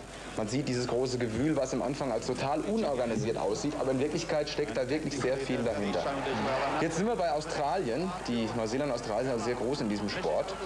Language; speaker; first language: German; native; German